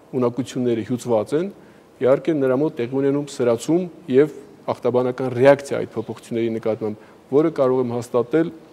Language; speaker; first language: Armenian; native; Armenian